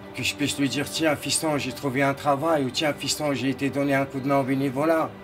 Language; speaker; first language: French; non-native, local second language; Arabic